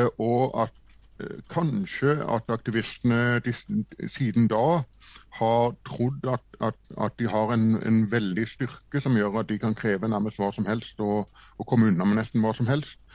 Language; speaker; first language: Norwegian; native; Norwegian